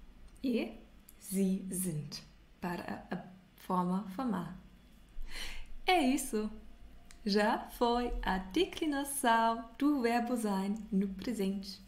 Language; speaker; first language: Portuguese; non-native, fluent; German